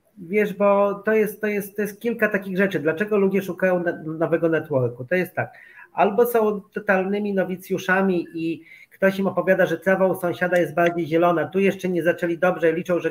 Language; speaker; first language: Polish; native; Polish